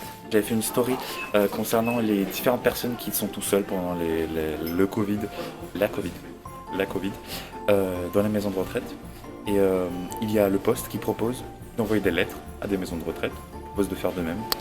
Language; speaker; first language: French; native; French